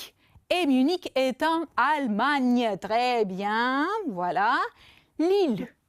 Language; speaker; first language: French; non-native, fluent; Romanian